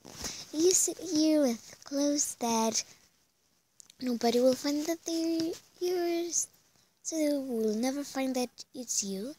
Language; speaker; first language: English; non-native, learner; Spanish